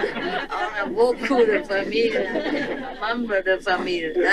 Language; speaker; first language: French; non-native, learner; Vietnamese